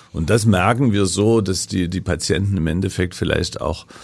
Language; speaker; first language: German; native; German